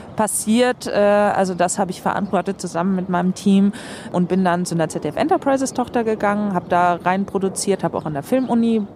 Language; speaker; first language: German; non-native, fluent; Swedish